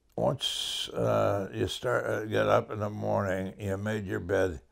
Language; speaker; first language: English; native; English